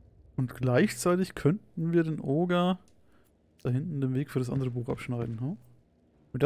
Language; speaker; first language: German; native; German